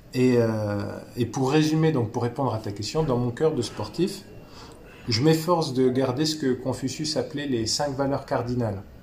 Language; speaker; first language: French; early bilingual, other home language; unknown